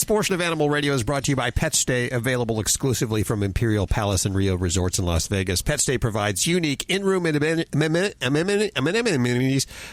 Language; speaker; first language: English; native; English